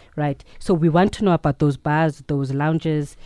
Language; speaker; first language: English; non-native, local second language; Zulu